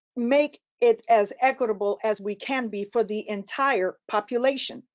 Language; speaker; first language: English; early bilingual, other home language; Spanish